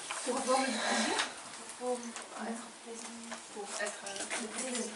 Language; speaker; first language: French; non-native, learner; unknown